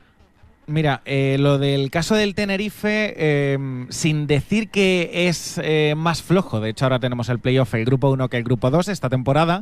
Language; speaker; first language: Spanish; native; Spanish